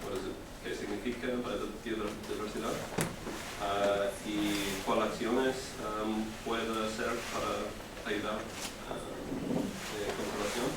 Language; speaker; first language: Spanish; non-native, learner; English